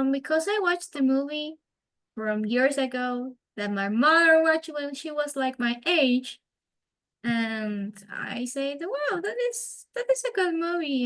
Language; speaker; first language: English; non-native, fluent; Spanish